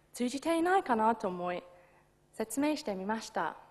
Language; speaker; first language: Japanese; non-native, fluent; English